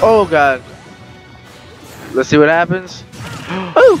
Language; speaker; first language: English; native; English